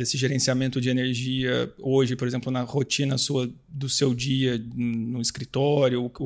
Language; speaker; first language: Portuguese; native; Portuguese